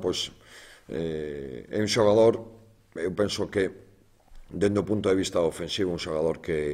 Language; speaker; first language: Galician; native; Galician